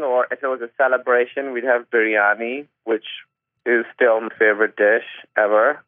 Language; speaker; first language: English; non-native, local second language; Urdu